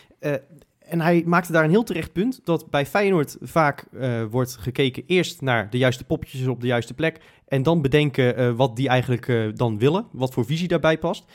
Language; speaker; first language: Dutch; native; Dutch